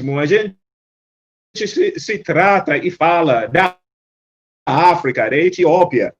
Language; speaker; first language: Portuguese; non-native, fluent; English